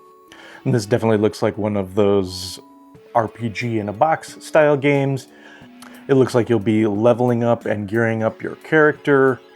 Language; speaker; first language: English; native; English